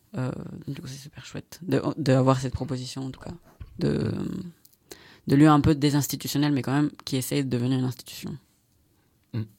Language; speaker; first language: French; non-native, fluent; Spanish